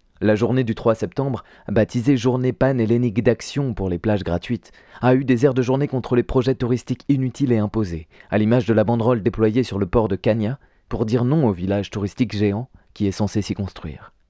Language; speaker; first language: French; native; French